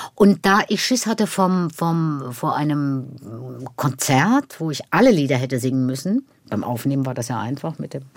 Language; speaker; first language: German; native; German